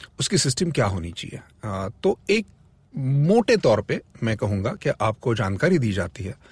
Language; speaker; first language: Hindi; non-native, local second language; Marathi